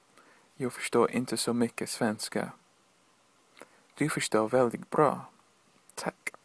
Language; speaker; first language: Swedish; non-native, learner; English